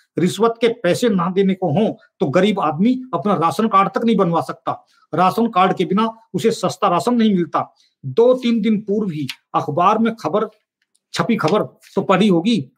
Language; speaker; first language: Hindi; native; Hindi